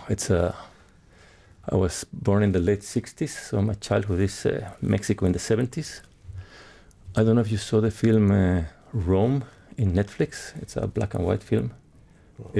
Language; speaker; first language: English; non-native, fluent; Spanish